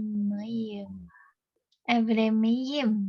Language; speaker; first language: Turkish; non-native, learner; Indonesian